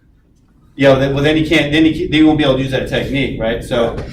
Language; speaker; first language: English; native; English